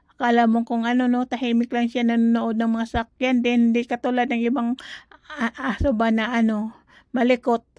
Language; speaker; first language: Filipino; non-native, local second language; Cebuano